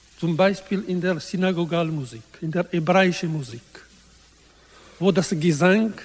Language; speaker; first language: German; non-native, learner; Italian